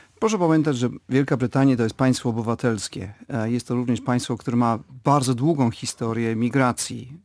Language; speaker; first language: Polish; early bilingual, heritage; Polish